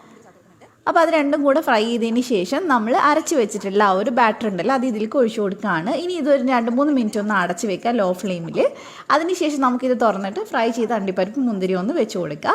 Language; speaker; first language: Malayalam; native; Malayalam